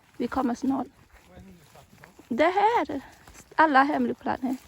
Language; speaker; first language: Swedish; non-native, learner; Thai